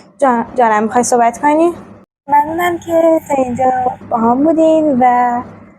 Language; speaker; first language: Persian; native; Persian